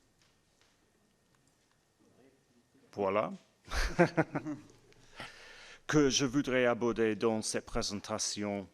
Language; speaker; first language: French; non-native, learner; English